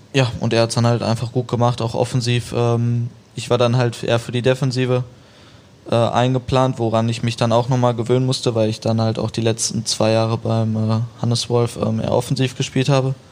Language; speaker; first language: German; native; German